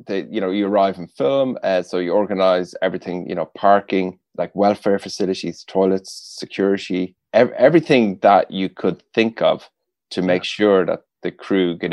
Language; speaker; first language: English; native; English